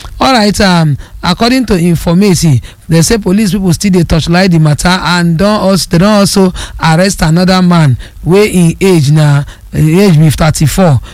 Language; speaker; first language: Nigerian Pidgin; non-native, local second language; Yoruba